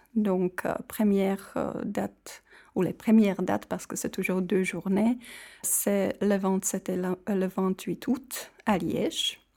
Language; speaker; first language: French; non-native, fluent; Czech